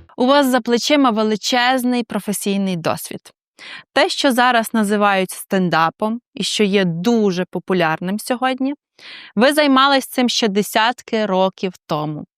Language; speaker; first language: Ukrainian; native; Ukrainian